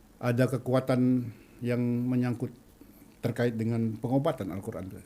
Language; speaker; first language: Indonesian; native; Indonesian